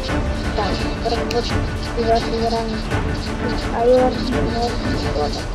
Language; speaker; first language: Bulgarian; native; Bulgarian